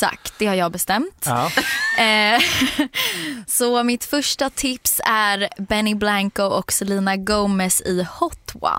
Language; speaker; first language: Swedish; native; Swedish